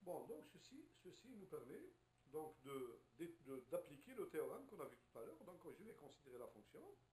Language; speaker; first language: French; non-native, local second language; Arabic